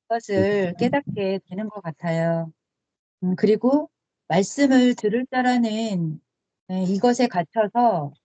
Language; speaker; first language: Korean; native; Korean